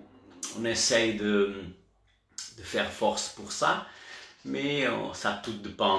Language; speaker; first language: French; non-native, learner; Portuguese